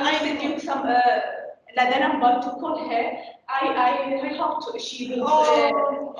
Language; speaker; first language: English; non-native, learner; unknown